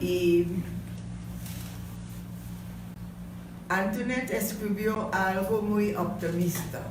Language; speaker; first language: Spanish; non-native, fluent; English